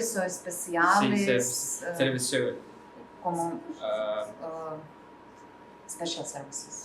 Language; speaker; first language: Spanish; non-native, learner; Russian